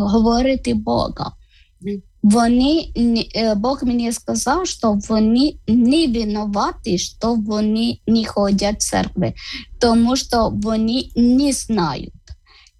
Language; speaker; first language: Ukrainian; non-native, learner; Malayalam